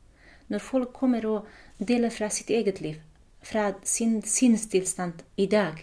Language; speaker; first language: Norwegian; non-native, fluent; Kurdish